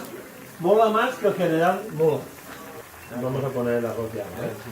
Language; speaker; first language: Spanish; native; Spanish